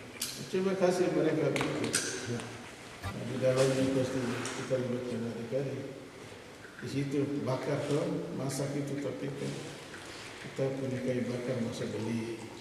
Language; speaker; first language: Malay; non-native, local second language; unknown